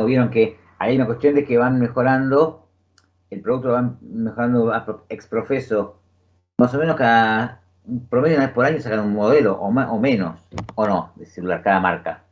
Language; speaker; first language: Spanish; native; Spanish